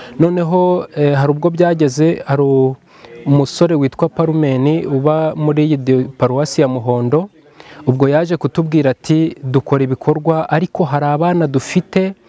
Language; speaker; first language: Kinyarwanda; native; Kinyarwanda